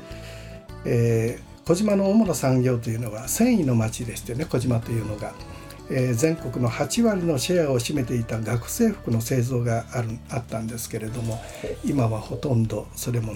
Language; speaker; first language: Japanese; native; Japanese